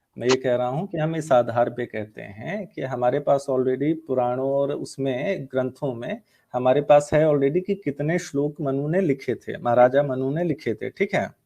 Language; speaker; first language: Hindi; native; Hindi